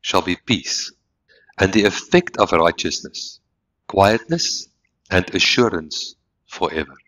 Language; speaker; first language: English; non-native, local second language; Afrikaans